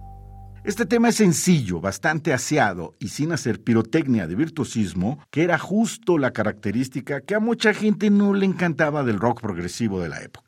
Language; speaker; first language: Spanish; native; Spanish